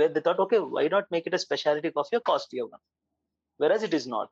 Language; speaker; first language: English; non-native, local second language; Telugu